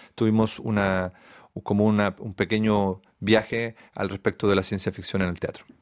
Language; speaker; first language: Spanish; native; Spanish